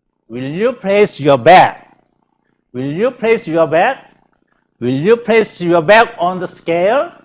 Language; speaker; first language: English; non-native, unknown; Korean